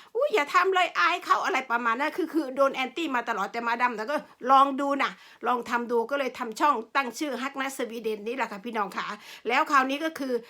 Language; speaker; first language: Thai; non-native, local second language; Northeastern Thai